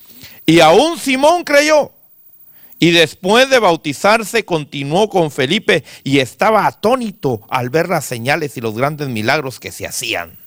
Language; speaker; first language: Spanish; native; Spanish